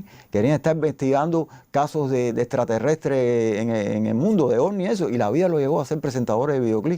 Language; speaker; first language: Spanish; native; Spanish